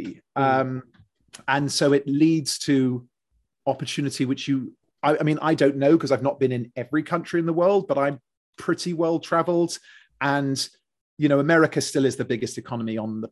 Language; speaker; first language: English; native; English